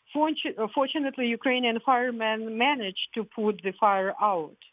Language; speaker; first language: English; non-native, fluent; Ukrainian